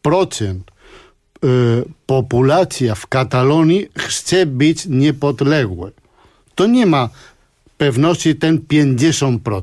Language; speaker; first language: Polish; non-native, fluent; Spanish